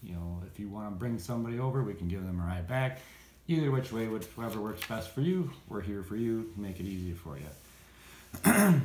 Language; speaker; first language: English; native; English